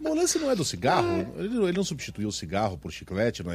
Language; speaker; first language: Portuguese; native; Portuguese